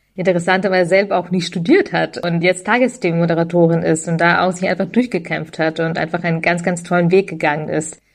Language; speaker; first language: German; early bilingual, other home language; Russian